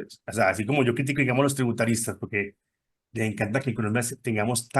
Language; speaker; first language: Spanish; native; Spanish